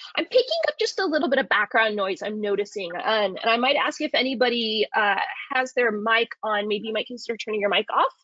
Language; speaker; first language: English; native; English